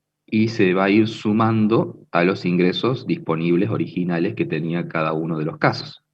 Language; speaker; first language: Spanish; native; Spanish